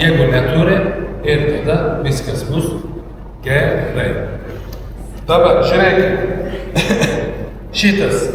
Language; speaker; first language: Lithuanian; non-native, learner; Turkish